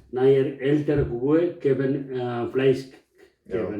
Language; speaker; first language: German; non-native, learner; Tamil